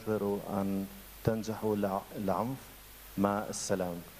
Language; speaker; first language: Arabic; non-native, fluent; Spanish